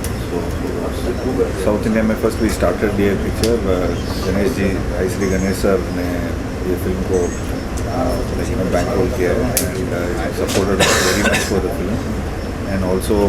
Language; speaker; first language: Hindi; non-native, local second language; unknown